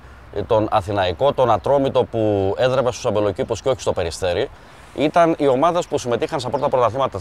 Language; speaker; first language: Greek; native; Greek